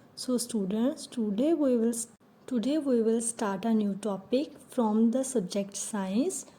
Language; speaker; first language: English; non-native, local second language; Punjabi